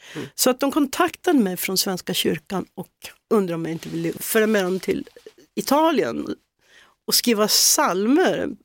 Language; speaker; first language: Swedish; native; Swedish